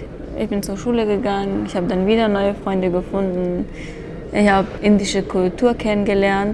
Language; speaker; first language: German; early bilingual, other home language; Persian